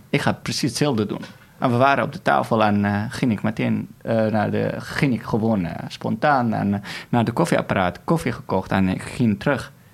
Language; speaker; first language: Dutch; non-native, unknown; Arabic